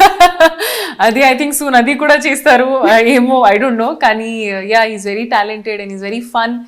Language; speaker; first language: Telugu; non-native, learner; Hindi